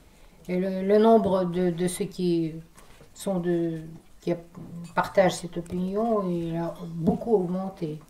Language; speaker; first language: French; non-native, fluent; Russian